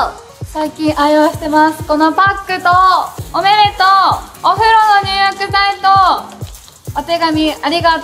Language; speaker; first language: Japanese; native; Japanese